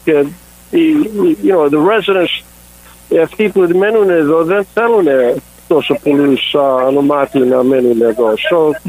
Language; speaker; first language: Greek; early bilingual, heritage; English